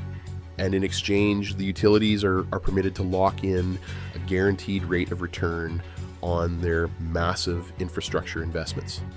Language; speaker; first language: English; native; English